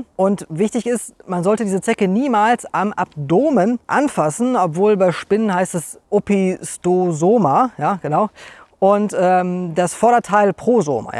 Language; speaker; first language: German; native; German